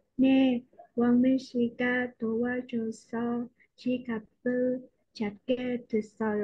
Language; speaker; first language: Korean; non-native, learner; Vietnamese